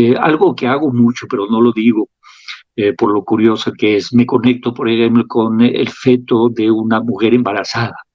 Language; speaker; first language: Spanish; non-native, fluent; French